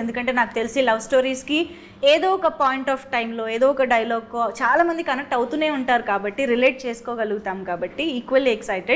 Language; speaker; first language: Telugu; native; Telugu